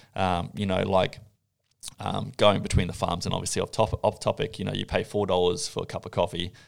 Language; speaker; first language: English; native; English